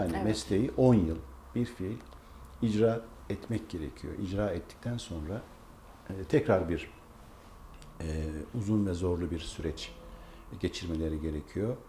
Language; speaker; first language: Turkish; native; Turkish